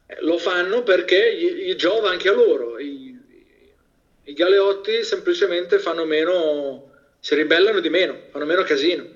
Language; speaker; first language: Italian; native; Italian